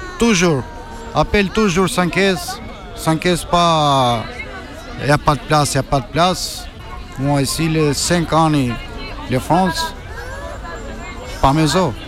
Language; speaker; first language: French; non-native, learner; Albanian